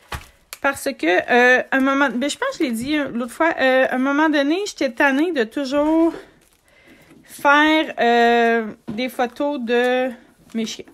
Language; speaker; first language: French; native; French